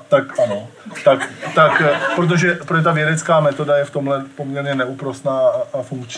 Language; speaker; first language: Czech; native; Czech